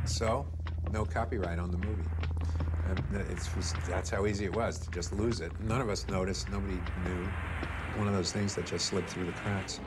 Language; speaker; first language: English; native; English